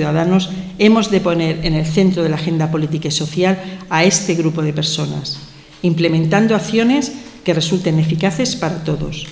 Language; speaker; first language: Spanish; native; Spanish